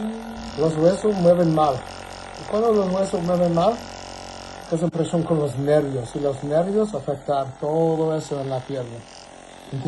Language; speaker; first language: Spanish; non-native, learner; English